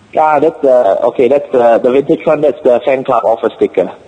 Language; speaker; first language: English; native; English